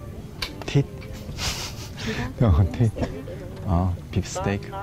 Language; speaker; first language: Vietnamese; non-native, learner; Korean